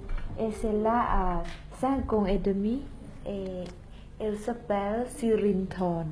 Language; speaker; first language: French; non-native, fluent; Thai